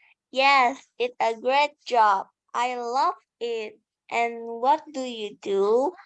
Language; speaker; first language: English; non-native, learner; Indonesian